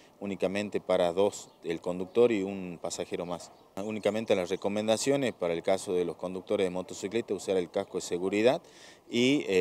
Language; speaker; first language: Spanish; native; Spanish